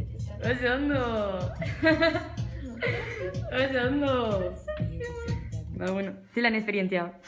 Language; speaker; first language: Basque; non-native, local second language; Spanish